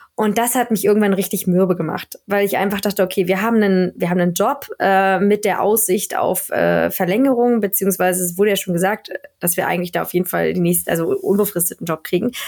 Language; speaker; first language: German; native; German